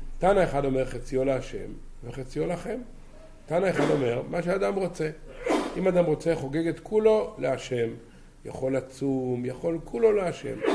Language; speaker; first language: Hebrew; native; Hebrew